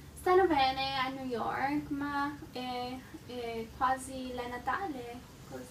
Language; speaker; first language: Italian; non-native, learner; English